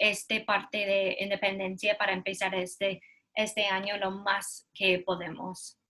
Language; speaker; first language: Spanish; non-native, learner; English